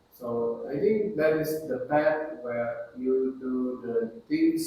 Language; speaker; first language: English; non-native, fluent; Indonesian